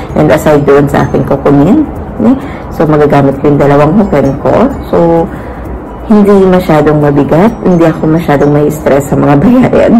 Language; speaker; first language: Filipino; native; Filipino